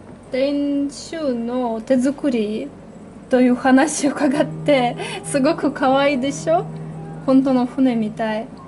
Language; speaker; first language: Japanese; non-native, fluent; Russian